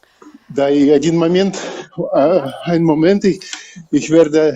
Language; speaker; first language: German; non-native, fluent; Russian